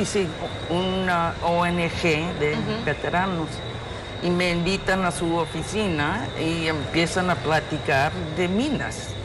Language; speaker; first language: Spanish; non-native, fluent; English